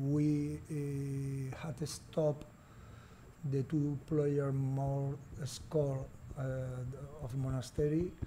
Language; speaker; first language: English; non-native, learner; Spanish